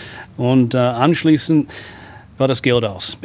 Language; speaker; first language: German; non-native, fluent; English